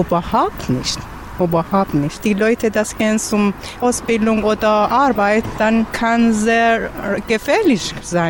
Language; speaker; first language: German; non-native, learner; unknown